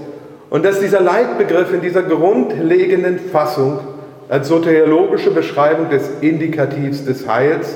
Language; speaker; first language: German; native; German